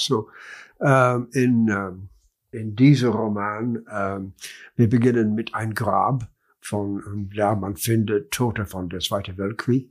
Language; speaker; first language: German; non-native, learner; English